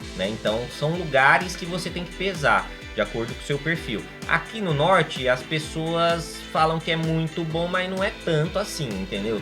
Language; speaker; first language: Portuguese; native; Portuguese